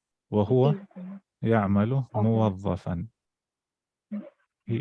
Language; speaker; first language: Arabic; non-native, fluent; English